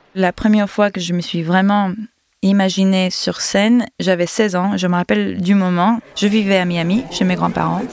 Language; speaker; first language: French; non-native, fluent; English